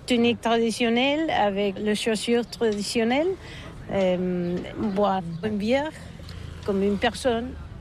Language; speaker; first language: French; non-native, learner; Catalan